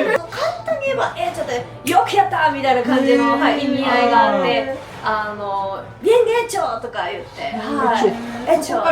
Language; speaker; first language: Japanese; native; Japanese